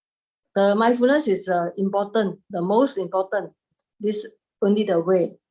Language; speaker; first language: English; non-native, learner; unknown